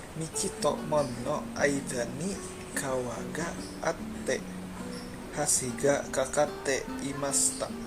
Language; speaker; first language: Japanese; non-native, learner; Indonesian